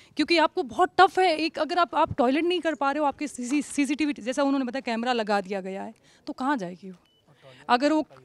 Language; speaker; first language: Hindi; native; Hindi